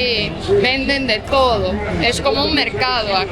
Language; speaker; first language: Spanish; non-native, fluent; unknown